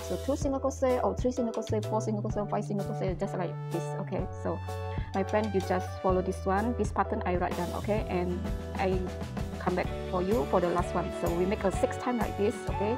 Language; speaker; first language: English; non-native, learner; Indonesian